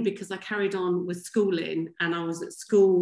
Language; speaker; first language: English; native; English